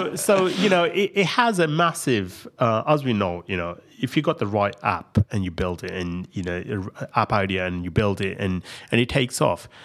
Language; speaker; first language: English; non-native, local second language; Punjabi